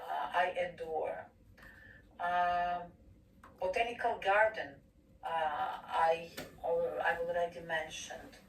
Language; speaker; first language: English; non-native, fluent; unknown